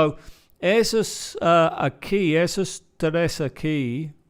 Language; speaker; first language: Spanish; non-native, fluent; English